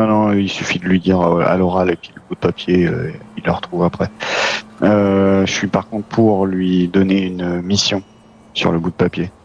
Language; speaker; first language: French; native; French